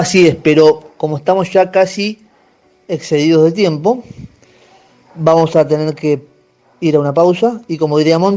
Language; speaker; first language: Spanish; native; Spanish